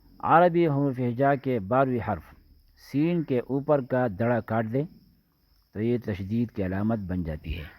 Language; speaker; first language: Urdu; native; Urdu